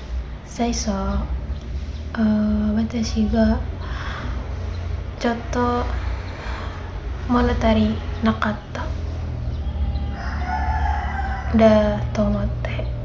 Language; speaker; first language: Japanese; non-native, learner; Indonesian